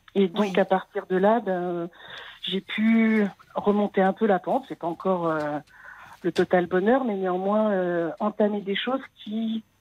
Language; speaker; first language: French; native; French